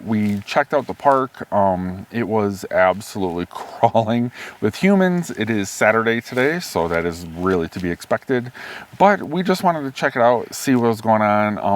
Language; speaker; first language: English; native; English